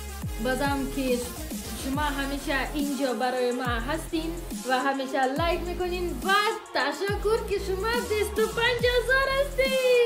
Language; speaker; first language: Persian; non-native, learner; Romanian